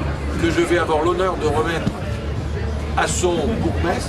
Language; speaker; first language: French; native; French